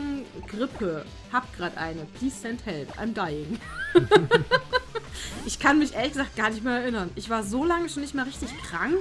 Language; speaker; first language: German; native; German